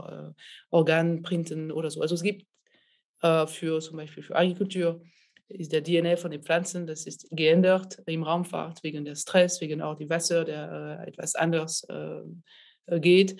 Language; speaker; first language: German; non-native, fluent; French